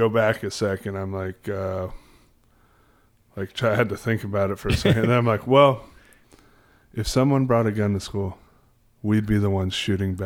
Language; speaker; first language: English; native; English